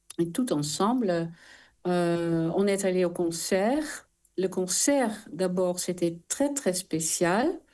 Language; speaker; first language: French; non-native, fluent; Dutch